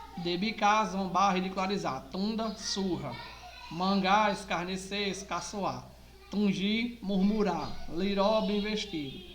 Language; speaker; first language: Portuguese; native; Portuguese